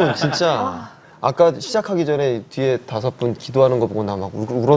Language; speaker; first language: Korean; native; Korean